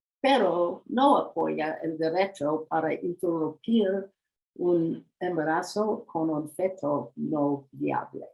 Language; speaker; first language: Spanish; non-native, learner; English